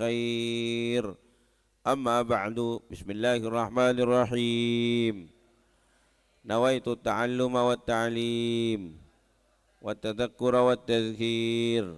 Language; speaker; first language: Arabic; non-native, fluent; Indonesian